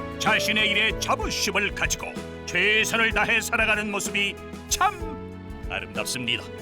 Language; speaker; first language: Korean; native; Korean